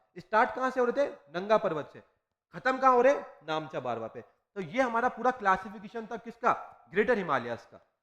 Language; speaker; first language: Hindi; native; Hindi